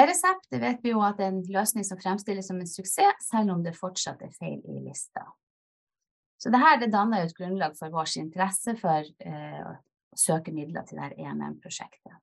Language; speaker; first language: Norwegian; native; Norwegian